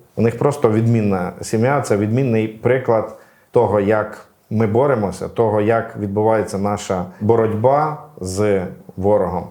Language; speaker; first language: Ukrainian; native; Ukrainian